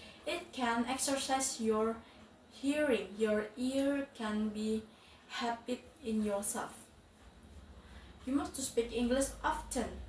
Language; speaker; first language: English; non-native, fluent; Indonesian